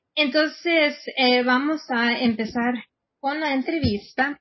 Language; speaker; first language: Spanish; non-native, fluent; English